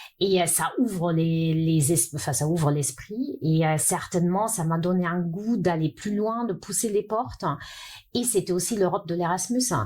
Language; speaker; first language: French; non-native, fluent; German